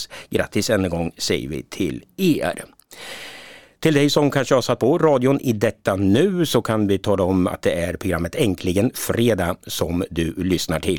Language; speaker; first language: Swedish; native; Swedish